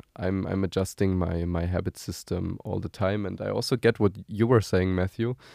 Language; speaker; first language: English; non-native, fluent; German